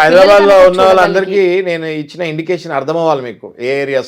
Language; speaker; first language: Telugu; native; Telugu